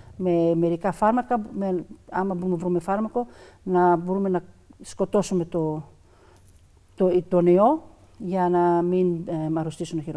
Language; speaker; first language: Greek; early bilingual, other home language; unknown